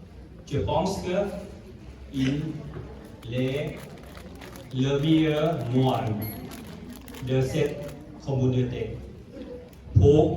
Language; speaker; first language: French; non-native, learner; Thai